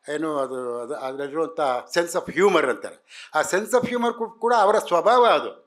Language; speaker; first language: Kannada; native; Kannada